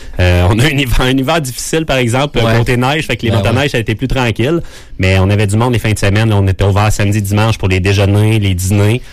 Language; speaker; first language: French; native; French